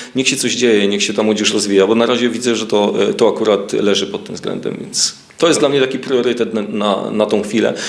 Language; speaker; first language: Polish; native; Polish